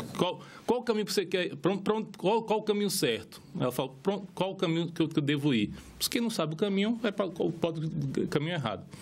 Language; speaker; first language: Portuguese; native; Portuguese